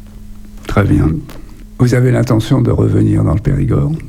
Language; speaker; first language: French; native; French